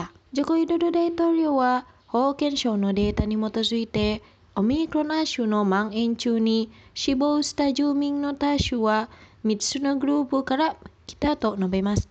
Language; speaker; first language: Japanese; non-native, learner; Indonesian